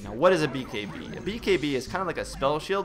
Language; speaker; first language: English; native; English